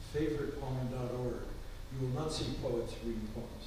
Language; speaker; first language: English; native; English